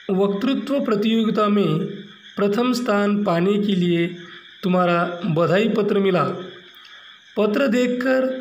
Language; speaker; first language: Hindi; non-native, local second language; Marathi